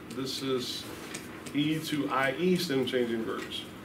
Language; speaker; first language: English; native; English